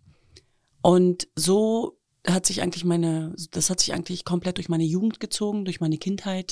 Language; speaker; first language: German; native; German